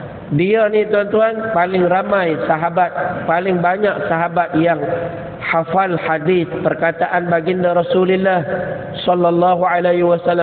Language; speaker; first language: Malay; native; Malay